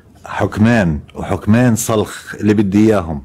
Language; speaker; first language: Arabic; native; Arabic